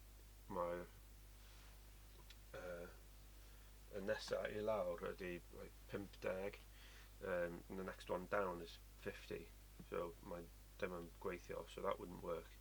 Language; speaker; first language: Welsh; non-native, learner; English